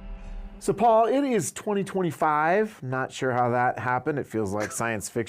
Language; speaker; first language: English; native; English